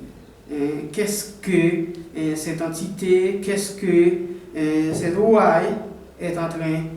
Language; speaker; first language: French; non-native, local second language; Haitian Creole